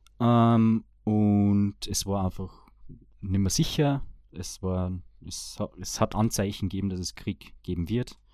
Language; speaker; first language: German; early bilingual, other home language; Bosnian